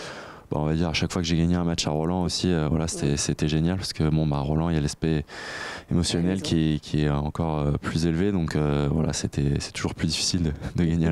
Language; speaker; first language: French; native; French